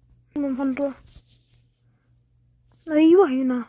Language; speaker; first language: Arabic; native; Arabic